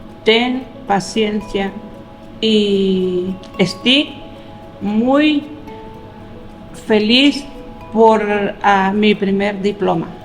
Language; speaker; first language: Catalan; non-native, learner; Spanish